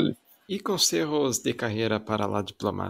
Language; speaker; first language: Spanish; non-native, fluent; Portuguese